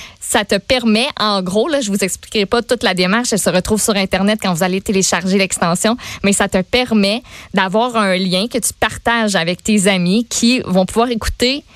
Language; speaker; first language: French; native; French